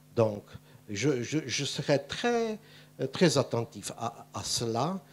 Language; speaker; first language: French; non-native, fluent; Czech